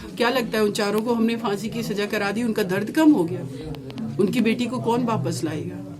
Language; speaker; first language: Hindi; native; Hindi